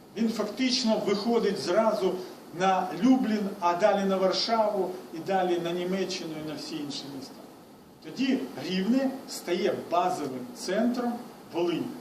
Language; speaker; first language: Ukrainian; non-native, local second language; Russian